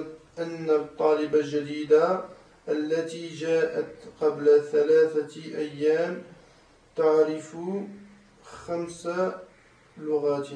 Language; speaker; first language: Arabic; non-native, learner; French